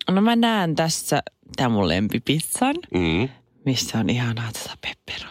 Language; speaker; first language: Finnish; native; Finnish